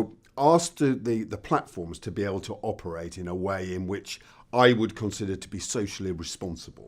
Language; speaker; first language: English; native; English